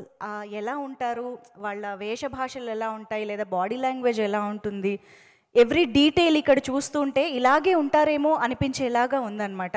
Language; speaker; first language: Telugu; native; Telugu